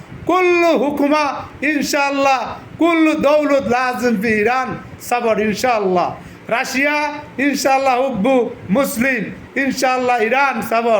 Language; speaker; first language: Arabic; non-native, learner; Bangla